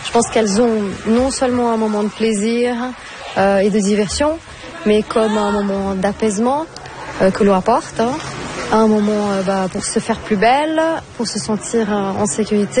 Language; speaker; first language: French; non-native, fluent; Portuguese